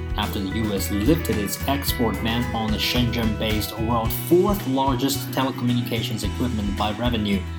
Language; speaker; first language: English; non-native, fluent; Chinese